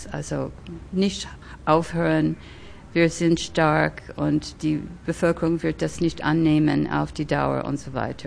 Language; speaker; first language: German; early bilingual, other home language; French